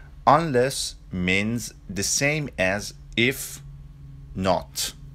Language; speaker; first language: English; non-native, fluent; Persian